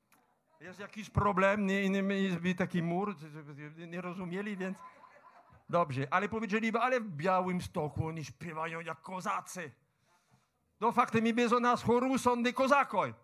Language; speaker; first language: Polish; non-native, fluent; French